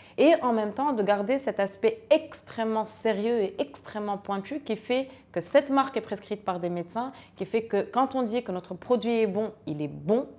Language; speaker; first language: French; non-native, local second language; Arabic